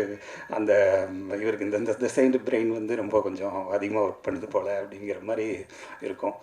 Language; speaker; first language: Tamil; native; Tamil